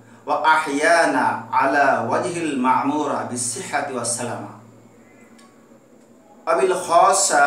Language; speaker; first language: Arabic; non-native, fluent; Bangla